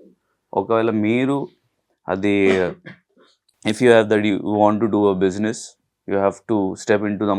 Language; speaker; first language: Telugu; non-native, learner; Hindi